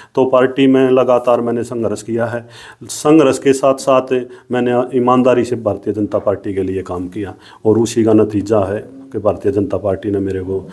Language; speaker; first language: Hindi; native; Hindi